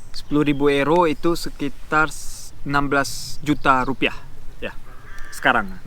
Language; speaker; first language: Indonesian; non-native, fluent; German